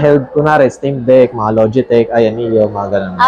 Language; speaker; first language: Filipino; native; Filipino